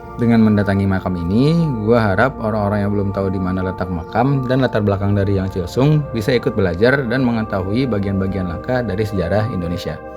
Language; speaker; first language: Indonesian; native; Indonesian